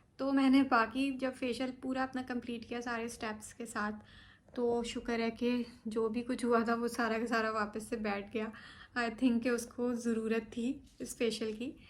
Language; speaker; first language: Urdu; native; Urdu